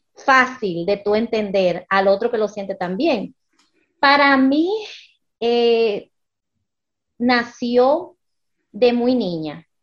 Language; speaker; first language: Spanish; early bilingual, heritage; Spanish